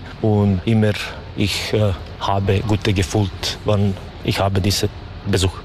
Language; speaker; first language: German; non-native, learner; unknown